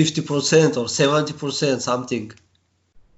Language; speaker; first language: English; non-native, learner; Bulgarian